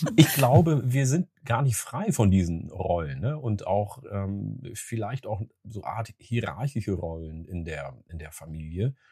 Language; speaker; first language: German; early bilingual, other home language; Oromo